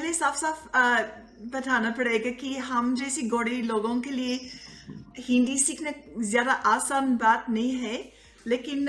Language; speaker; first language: Hindi; non-native, fluent; Italian